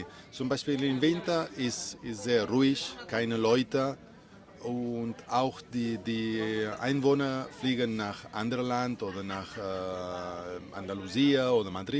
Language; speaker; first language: German; non-native, learner; Spanish